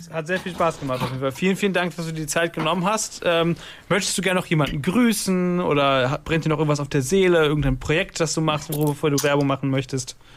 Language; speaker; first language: German; native; German